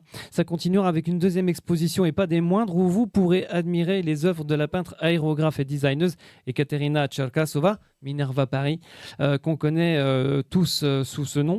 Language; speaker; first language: French; native; French